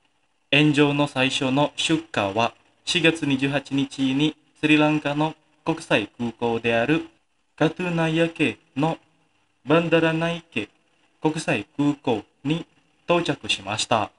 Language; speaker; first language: Japanese; non-native, fluent; Indonesian